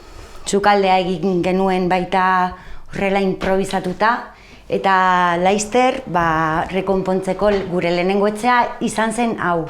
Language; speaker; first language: Basque; non-native, local second language; Spanish